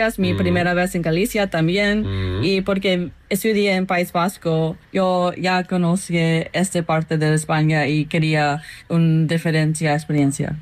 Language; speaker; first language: Spanish; non-native, fluent; English